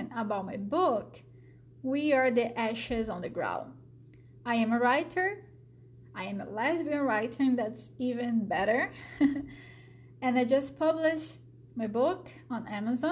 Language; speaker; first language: English; non-native, fluent; Portuguese